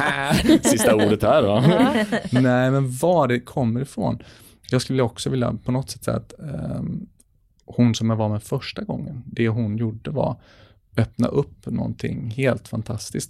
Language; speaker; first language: Swedish; native; Swedish